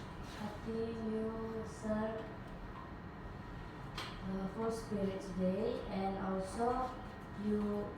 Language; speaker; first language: English; non-native, fluent; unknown